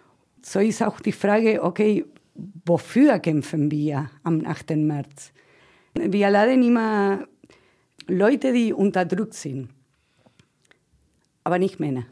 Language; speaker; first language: German; non-native, fluent; Spanish